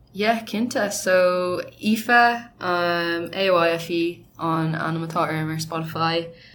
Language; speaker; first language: Irish; non-native, local second language; English